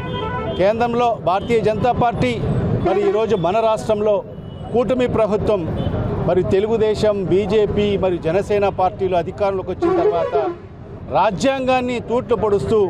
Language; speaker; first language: Telugu; native; Telugu